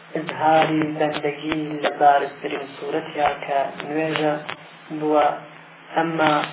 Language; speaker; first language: Central Kurdish; non-native, local second language; Gurani